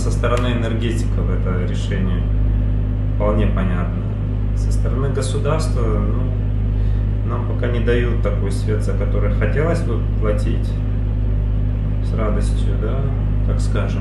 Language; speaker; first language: Russian; native; Russian